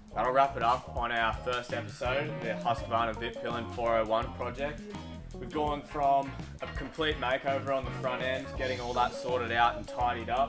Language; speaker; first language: English; native; English